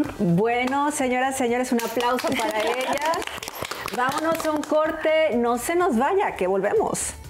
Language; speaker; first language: Spanish; native; Spanish